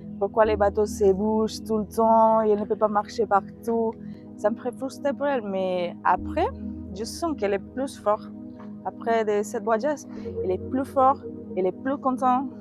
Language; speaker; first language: French; non-native, learner; Spanish